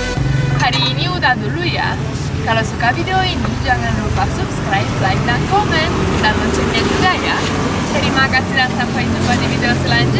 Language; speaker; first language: Indonesian; non-native, fluent; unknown